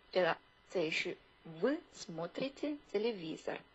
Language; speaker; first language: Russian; non-native, fluent; Chinese